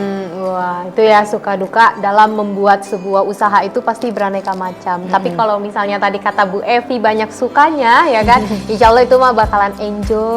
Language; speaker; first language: Indonesian; native; Indonesian